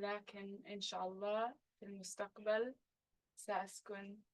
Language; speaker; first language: Arabic; non-native, learner; English